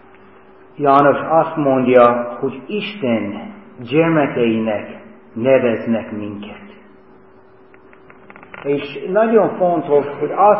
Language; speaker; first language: Hungarian; non-native, fluent; English